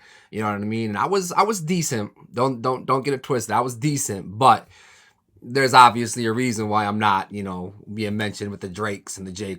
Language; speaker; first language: English; native; English